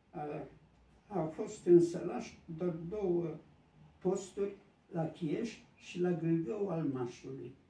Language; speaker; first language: Romanian; native; Romanian